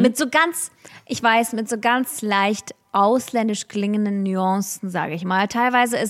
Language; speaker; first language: German; early bilingual, other home language; Russian